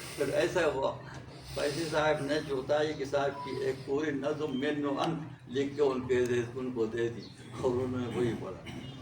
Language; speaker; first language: Urdu; non-native, local second language; Khowar